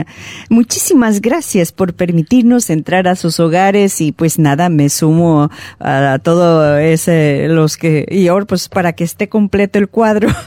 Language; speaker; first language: Spanish; native; Spanish